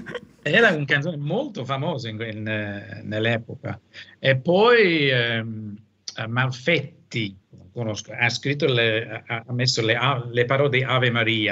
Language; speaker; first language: Italian; non-native, fluent; English